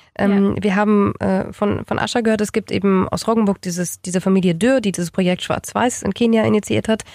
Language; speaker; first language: German; native; German